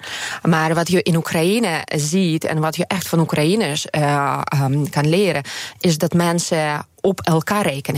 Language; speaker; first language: Dutch; non-native, fluent; Ukrainian